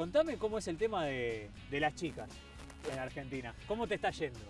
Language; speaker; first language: Spanish; native; Spanish